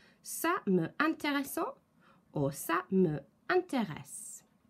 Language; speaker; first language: French; non-native, fluent; English